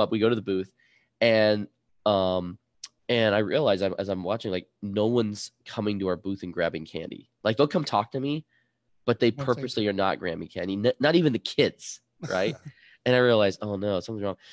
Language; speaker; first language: English; early bilingual, other home language; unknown